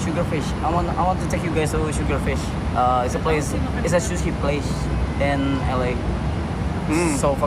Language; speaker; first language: English; non-native, fluent; Indonesian